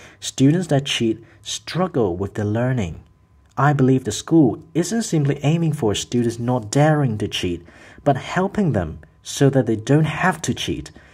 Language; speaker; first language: English; non-native, local second language; Cantonese